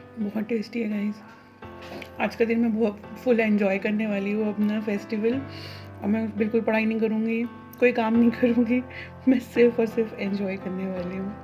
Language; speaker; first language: Hindi; non-native, local second language; Telugu